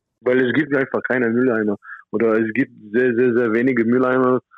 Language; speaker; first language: German; non-native, fluent; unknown